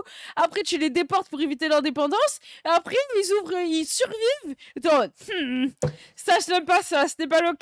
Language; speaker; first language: French; native; French